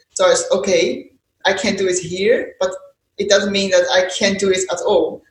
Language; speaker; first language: English; non-native, fluent; Chinese